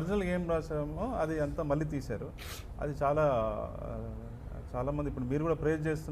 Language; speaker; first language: Telugu; native; Telugu